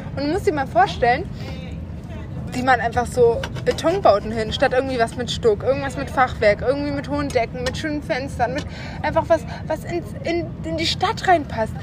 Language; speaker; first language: German; native; German